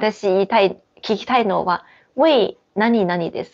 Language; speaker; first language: Japanese; non-native, fluent; Chinese